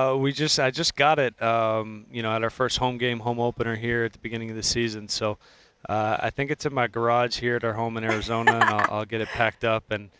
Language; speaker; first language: English; native; English